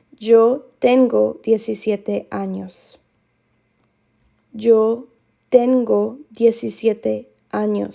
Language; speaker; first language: Spanish; non-native, fluent; English